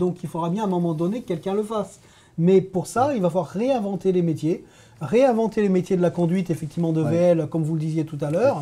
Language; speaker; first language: French; native; French